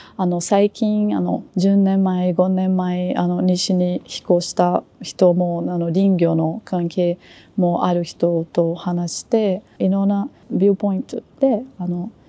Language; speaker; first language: Japanese; non-native, learner; Portuguese